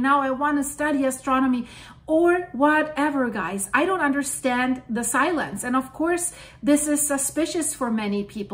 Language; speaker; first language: English; non-native, fluent; German